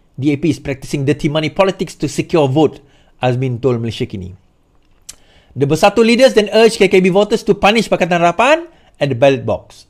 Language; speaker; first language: English; non-native, local second language; Malay